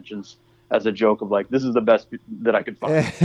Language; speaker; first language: English; native; English